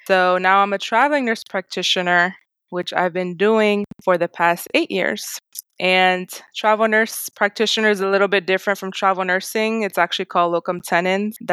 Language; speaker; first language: English; native; English